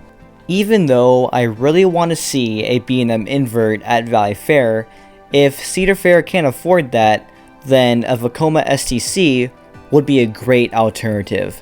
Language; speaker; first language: English; native; English